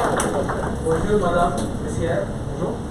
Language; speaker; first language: French; non-native, learner; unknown